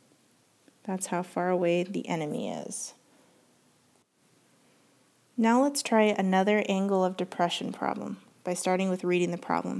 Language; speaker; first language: English; native; English